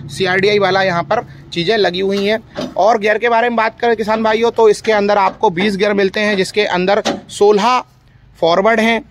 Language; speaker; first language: Hindi; native; Hindi